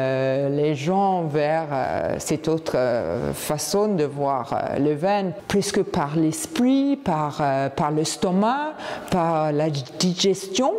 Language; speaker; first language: French; non-native, fluent; English